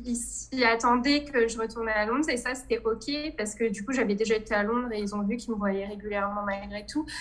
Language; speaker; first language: French; native; French